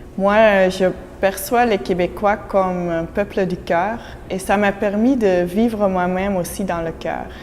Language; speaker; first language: French; non-native, local second language; Dutch